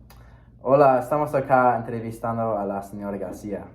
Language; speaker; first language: Spanish; non-native, learner; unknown